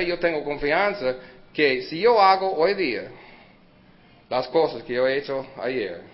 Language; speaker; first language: Spanish; early bilingual, heritage; Spanish